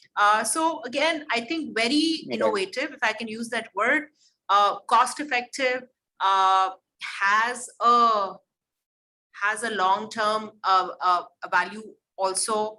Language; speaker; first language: English; non-native, local second language; Hindi